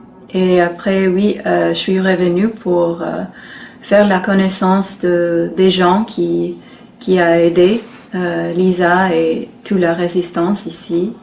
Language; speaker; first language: French; non-native, learner; English